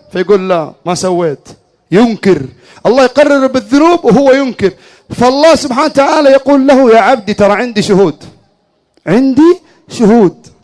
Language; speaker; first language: Arabic; native; Arabic